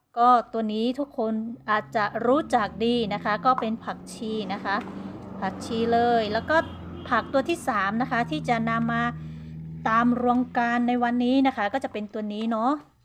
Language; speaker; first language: Thai; non-native, local second language; Karen languages